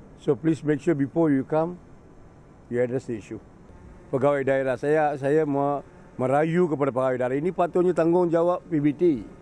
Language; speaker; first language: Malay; non-native, local second language; Tamil